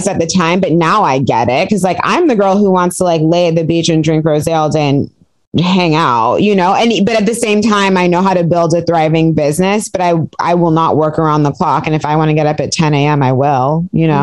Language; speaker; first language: English; native; English